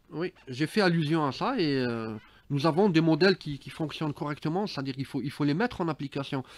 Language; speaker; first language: French; non-native, local second language; Arabic